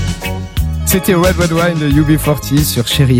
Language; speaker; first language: French; native; French